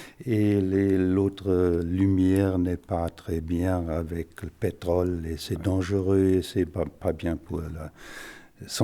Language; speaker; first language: French; non-native, fluent; German